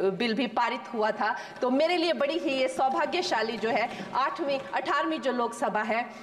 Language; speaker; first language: Hindi; native; Hindi